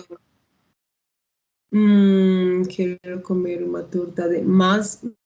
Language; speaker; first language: Portuguese; non-native, learner; Spanish